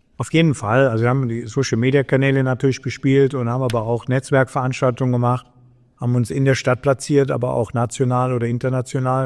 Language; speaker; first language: German; native; German